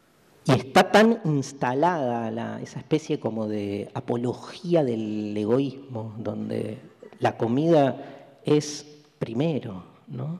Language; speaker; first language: Spanish; native; Spanish